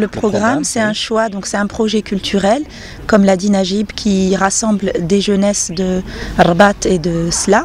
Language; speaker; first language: French; non-native, local second language; Arabic